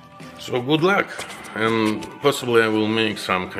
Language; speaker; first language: English; non-native, fluent; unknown